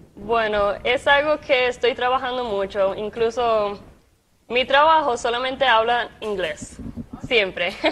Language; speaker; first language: Spanish; native; Spanish